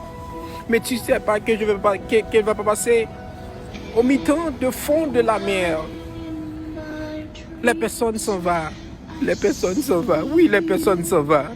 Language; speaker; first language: French; non-native, local second language; Haitian Creole